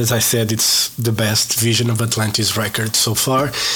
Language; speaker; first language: English; non-native, fluent; Portuguese